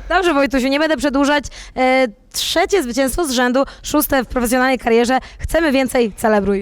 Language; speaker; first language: Polish; native; Polish